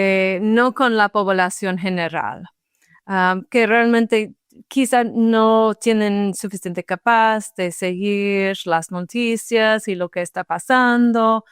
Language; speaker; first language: Spanish; non-native, fluent; English